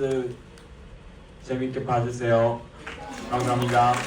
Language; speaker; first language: Korean; non-native, learner; Japanese